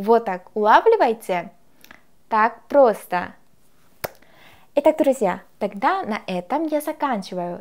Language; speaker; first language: Russian; non-native, fluent; Korean